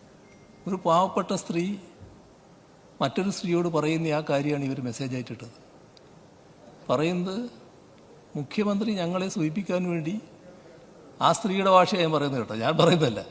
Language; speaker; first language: Malayalam; native; Malayalam